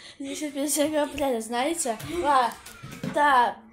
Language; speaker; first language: Russian; non-native, local second language; Polish